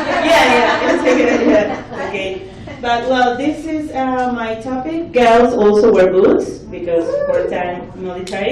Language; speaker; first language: English; non-native, fluent; Spanish